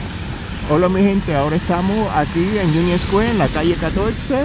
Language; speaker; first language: Spanish; early bilingual, heritage; Spanish